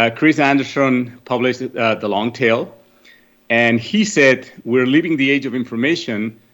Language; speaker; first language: English; non-native, fluent; Catalan